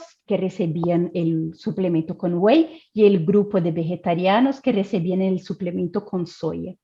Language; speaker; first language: Spanish; non-native, fluent; Portuguese